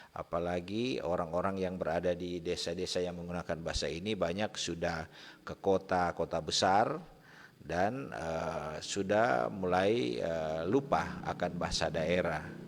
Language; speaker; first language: Indonesian; native; Indonesian